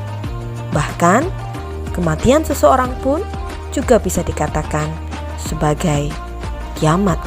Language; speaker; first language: Indonesian; native; Indonesian